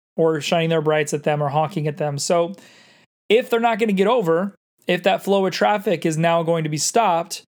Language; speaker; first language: English; native; English